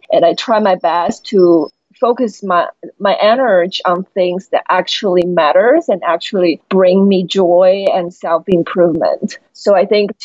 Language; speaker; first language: English; non-native, fluent; Chinese